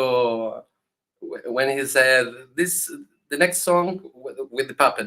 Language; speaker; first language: English; non-native, learner; Spanish